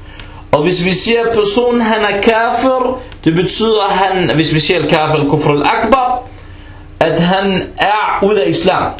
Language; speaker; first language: Danish; early bilingual, other home language; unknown